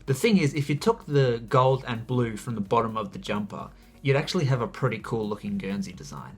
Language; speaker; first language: English; native; English